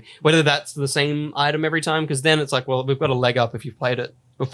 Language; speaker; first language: English; native; English